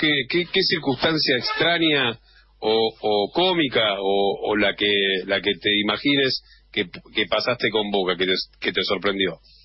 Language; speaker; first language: Spanish; native; Spanish